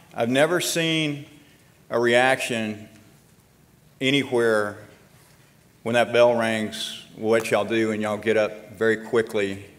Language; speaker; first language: English; native; English